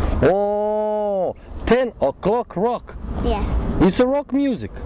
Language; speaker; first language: English; non-native, learner; Croatian